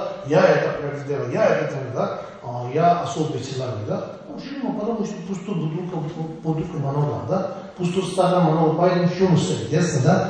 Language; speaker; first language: Russian; non-native, learner; Tibetan